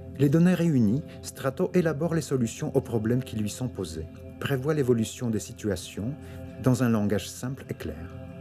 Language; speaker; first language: French; native; French